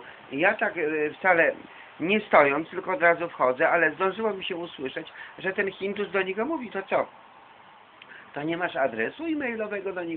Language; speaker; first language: Polish; native; Polish